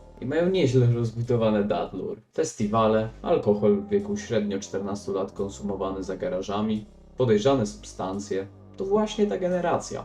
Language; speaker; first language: Polish; native; Polish